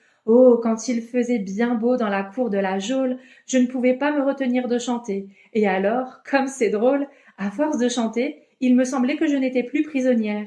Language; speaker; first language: French; native; French